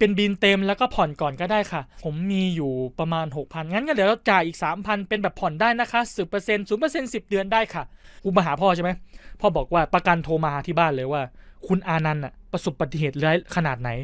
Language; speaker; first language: Thai; native; Thai